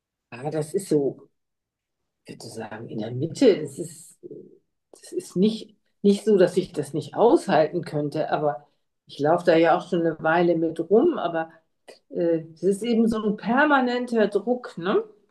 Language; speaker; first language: German; native; German